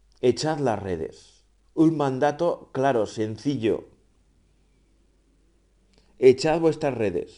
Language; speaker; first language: Spanish; native; Spanish